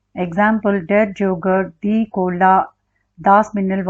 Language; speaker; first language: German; non-native, learner; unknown